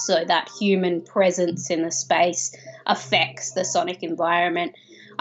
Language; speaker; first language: English; native; English